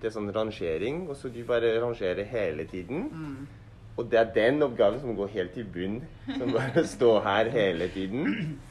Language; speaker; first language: Norwegian; non-native, learner; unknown